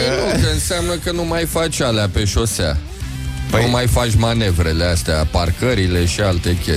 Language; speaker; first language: Romanian; native; Romanian